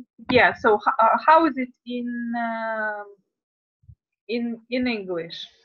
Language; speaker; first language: English; non-native, fluent; Russian